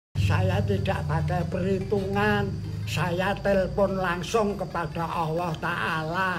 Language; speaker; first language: Indonesian; non-native, local second language; Javanese